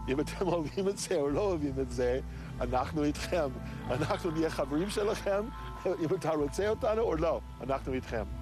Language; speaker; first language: Hebrew; non-native, fluent; English